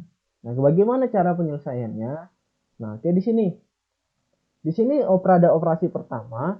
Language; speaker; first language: Indonesian; native; Indonesian